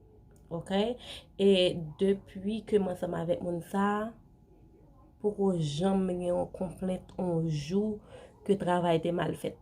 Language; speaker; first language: French; non-native, learner; Haitian Creole